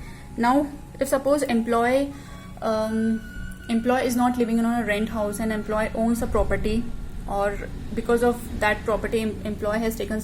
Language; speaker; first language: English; non-native, local second language; Hindi